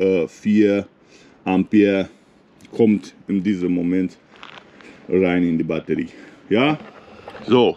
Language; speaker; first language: German; non-native, fluent; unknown